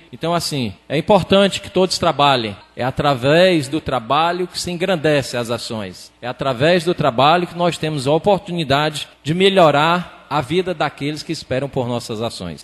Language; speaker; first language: Portuguese; native; Portuguese